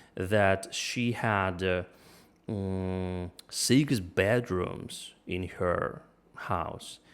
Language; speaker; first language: English; non-native, fluent; Russian